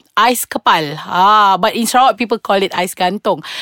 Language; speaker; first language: English; non-native, local second language; Malay